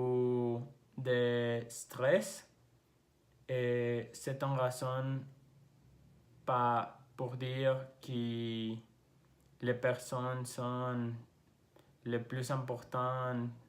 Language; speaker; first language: French; non-native, learner; Spanish